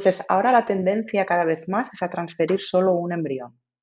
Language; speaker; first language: Spanish; native; Spanish